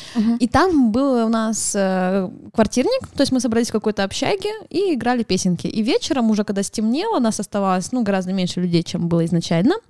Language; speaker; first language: Russian; native; Russian